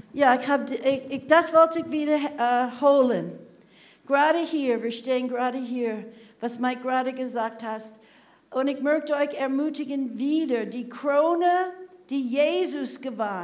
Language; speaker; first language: German; non-native, fluent; English